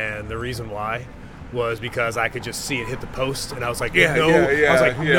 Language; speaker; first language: English; native; English